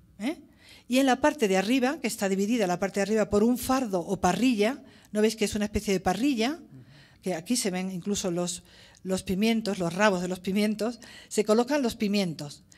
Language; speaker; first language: Spanish; native; Spanish